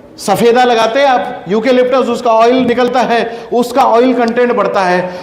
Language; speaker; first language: Hindi; non-native, local second language; Kannada